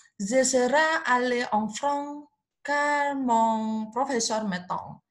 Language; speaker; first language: French; non-native, learner; Indonesian